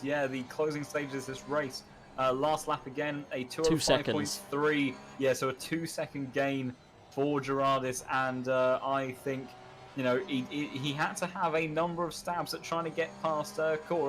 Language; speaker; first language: English; native; English